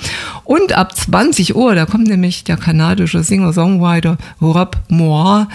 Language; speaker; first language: German; native; German